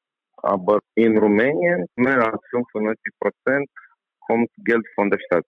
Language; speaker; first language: German; non-native, learner; Romanian